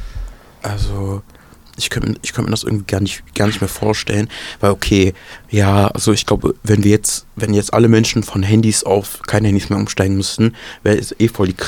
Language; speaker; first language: German; native; German